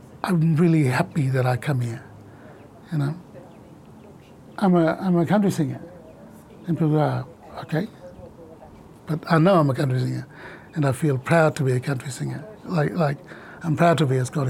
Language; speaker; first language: English; non-native, local second language; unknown